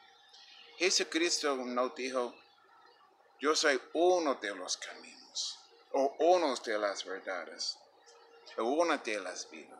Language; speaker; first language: Spanish; non-native, fluent; English